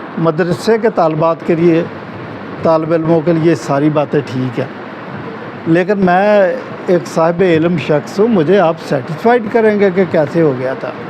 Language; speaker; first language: Urdu; non-native, local second language; Punjabi